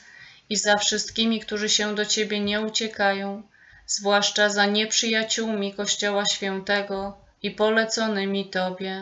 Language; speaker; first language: Polish; native; Polish